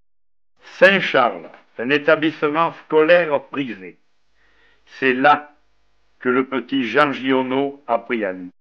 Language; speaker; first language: French; native; French